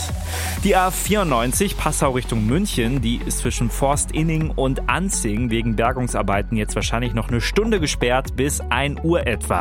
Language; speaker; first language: German; native; German